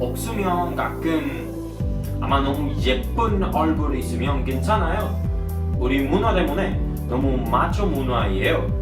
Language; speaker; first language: Korean; non-native, learner; Spanish